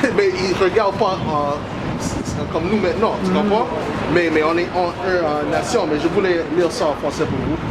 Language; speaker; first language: French; non-native, learner; English